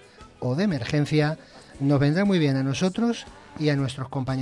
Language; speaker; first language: Spanish; native; Spanish